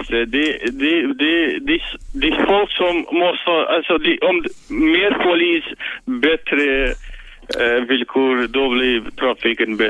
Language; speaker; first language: Swedish; non-native, learner; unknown